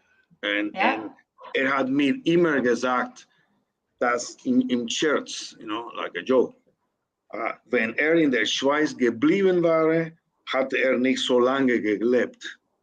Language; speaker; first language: German; non-native, learner; Spanish